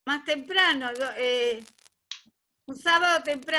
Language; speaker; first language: Spanish; native; Spanish